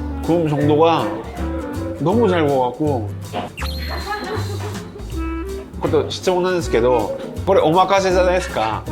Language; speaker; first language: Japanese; non-native, fluent; Korean